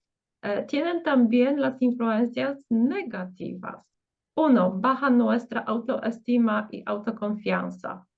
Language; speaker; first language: Spanish; non-native, fluent; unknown